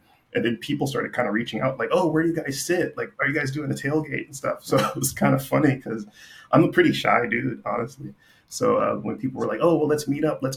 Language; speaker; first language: English; native; English